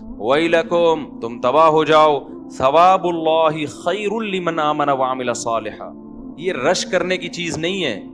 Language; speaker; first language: Urdu; native; Urdu